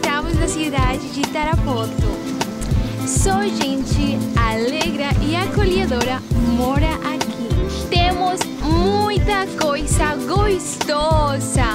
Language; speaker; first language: Portuguese; non-native, learner; Spanish